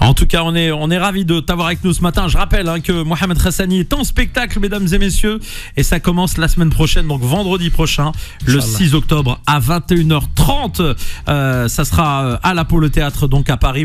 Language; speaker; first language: French; native; French